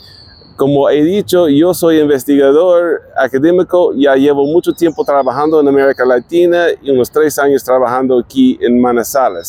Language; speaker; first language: Spanish; non-native, fluent; English